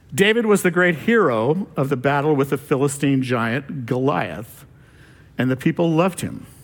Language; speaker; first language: English; native; English